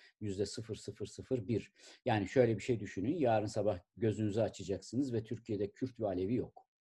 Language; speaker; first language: Turkish; native; Turkish